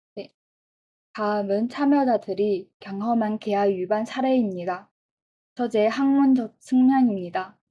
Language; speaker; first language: Korean; non-native, fluent; Chinese